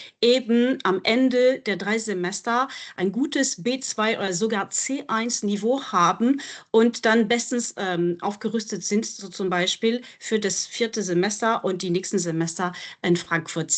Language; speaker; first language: German; non-native, fluent; French